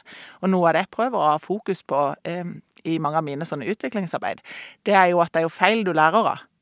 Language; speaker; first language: Norwegian; native; Norwegian